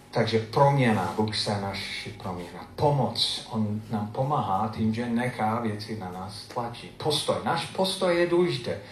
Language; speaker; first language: Czech; non-native, fluent; English